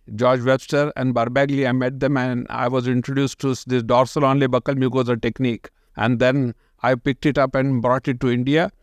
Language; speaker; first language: English; non-native, local second language; Marathi